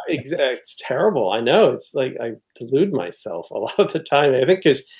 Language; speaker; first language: English; native; English